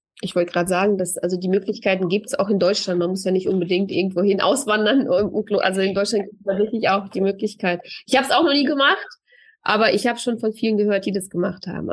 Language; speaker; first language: German; early bilingual, other home language; Russian